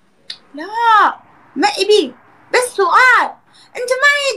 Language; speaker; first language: Arabic; non-native, learner; Turkish